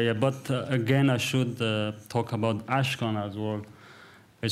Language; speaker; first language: English; non-native, fluent; Kurdish